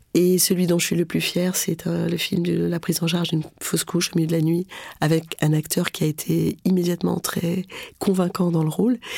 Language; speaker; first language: French; non-native, local second language; Arabic